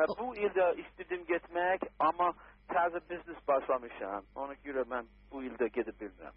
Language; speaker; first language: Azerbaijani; non-native, learner; English